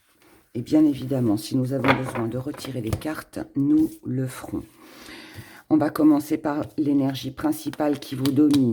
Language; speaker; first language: French; native; French